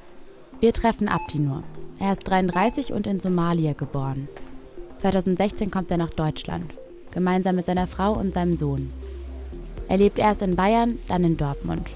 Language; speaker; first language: German; native; German